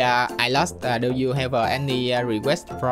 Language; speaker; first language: English; non-native, learner; Vietnamese